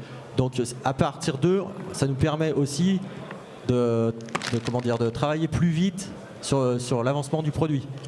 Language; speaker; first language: French; native; French